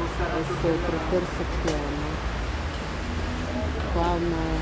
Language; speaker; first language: Italian; non-native, learner; Portuguese